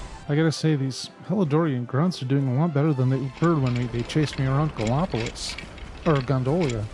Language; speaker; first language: English; native; English